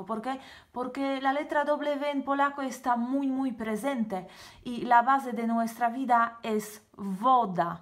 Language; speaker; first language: Spanish; non-native, fluent; Polish